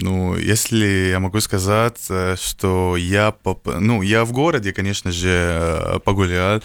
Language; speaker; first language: Russian; non-native, learner; Arabic